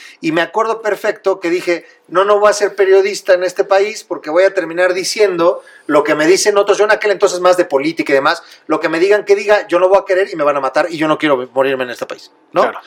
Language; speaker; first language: Spanish; native; Spanish